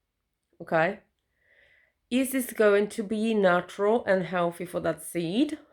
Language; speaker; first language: English; non-native, fluent; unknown